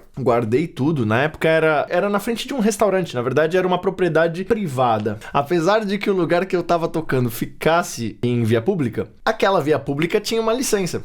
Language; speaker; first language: Portuguese; native; Portuguese